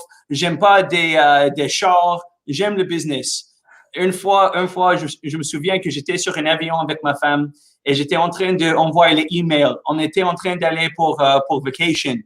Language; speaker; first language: French; non-native, local second language; English